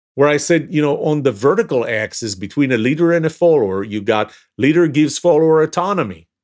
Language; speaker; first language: English; non-native, fluent; Hebrew